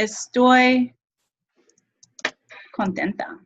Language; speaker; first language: Spanish; non-native, fluent; English